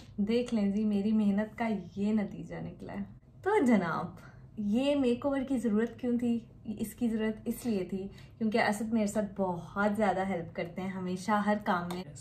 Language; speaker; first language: Urdu; native; Urdu